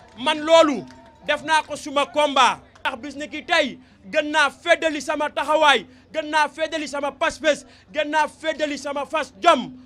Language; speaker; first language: Wolof; non-native, local second language; Jola-Fonyi